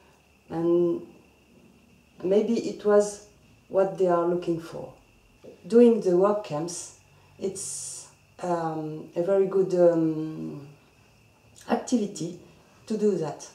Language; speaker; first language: English; non-native, learner; French